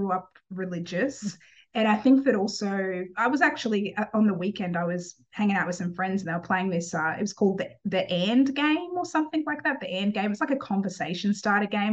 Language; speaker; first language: English; native; English